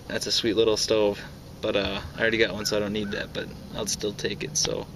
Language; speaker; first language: English; native; English